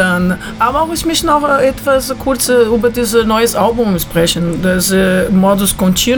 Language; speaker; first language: German; non-native, learner; Portuguese